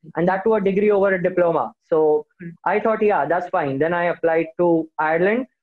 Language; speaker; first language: English; non-native, local second language; Hindi